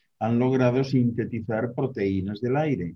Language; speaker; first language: Spanish; native; Spanish